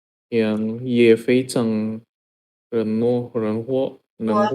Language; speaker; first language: Chinese; non-native, learner; Indonesian